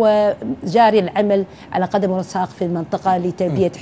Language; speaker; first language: Arabic; native; Arabic